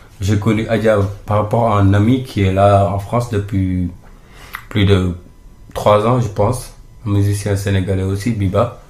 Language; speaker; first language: French; non-native, local second language; Wolof